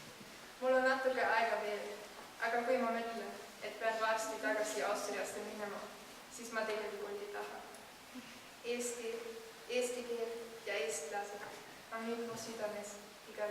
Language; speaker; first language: Estonian; non-native, learner; German